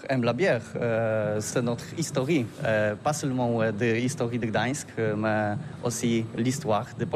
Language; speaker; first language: French; non-native, learner; Polish